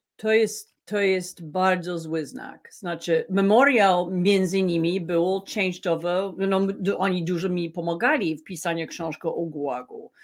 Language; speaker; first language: Polish; non-native, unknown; English